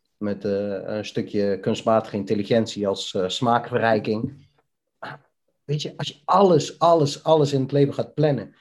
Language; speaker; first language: Dutch; early bilingual, other home language; Bosnian